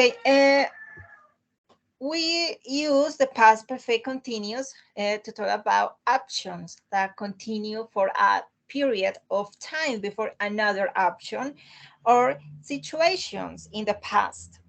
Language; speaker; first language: English; non-native, learner; Spanish